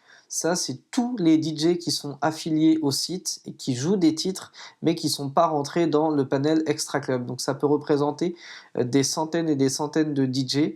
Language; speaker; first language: French; native; French